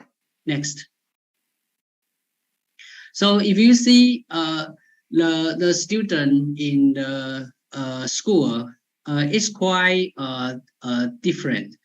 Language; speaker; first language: English; non-native, fluent; Chinese